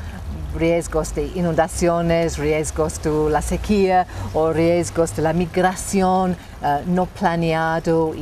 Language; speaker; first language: Spanish; non-native, fluent; English